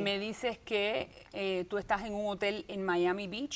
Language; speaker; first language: Spanish; native; Spanish